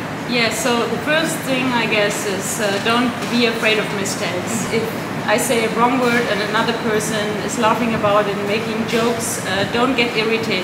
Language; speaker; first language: English; non-native, fluent; German